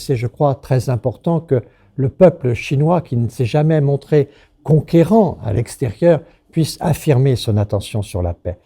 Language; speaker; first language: French; native; French